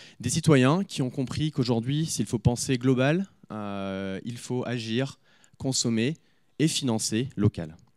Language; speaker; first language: French; native; French